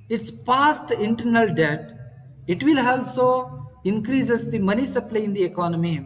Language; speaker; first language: English; non-native, local second language; Kannada